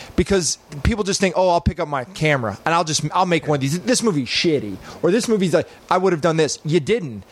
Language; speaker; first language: English; native; English